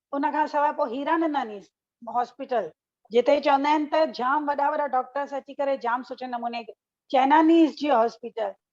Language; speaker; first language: Sindhi; early bilingual, heritage; Sindhi